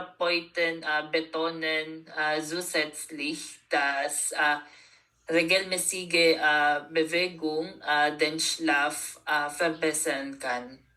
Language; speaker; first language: German; non-native, learner; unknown